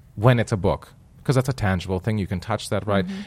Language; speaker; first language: English; native; English